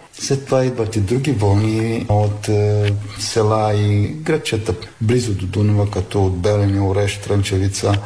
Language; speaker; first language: Bulgarian; early bilingual, heritage; Bulgarian